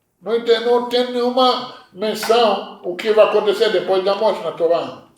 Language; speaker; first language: Portuguese; non-native, fluent; Hebrew